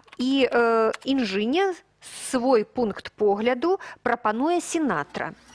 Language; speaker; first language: Belarusian; native; Belarusian